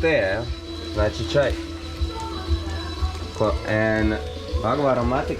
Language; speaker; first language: Spanish; non-native, learner; Croatian